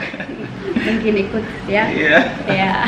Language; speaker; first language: Indonesian; non-native, learner; Amharic